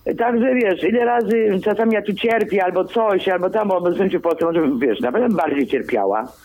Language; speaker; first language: Polish; early bilingual, other home language; Greek